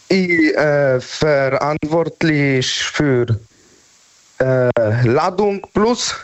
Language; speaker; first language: German; non-native, learner; Polish